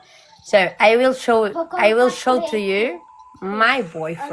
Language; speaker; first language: English; non-native, learner; Portuguese